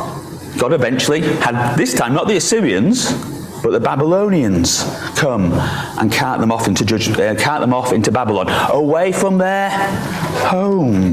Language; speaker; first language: English; native; English